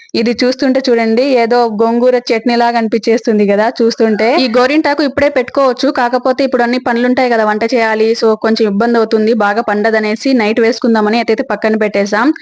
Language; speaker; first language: Telugu; native; Telugu